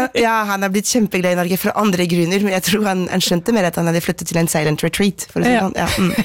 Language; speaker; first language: Norwegian; non-native, fluent; French